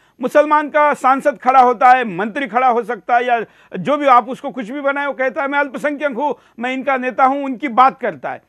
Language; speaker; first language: Hindi; non-native, local second language; Marathi